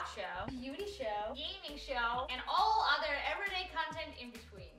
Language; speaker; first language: English; non-native, fluent; Russian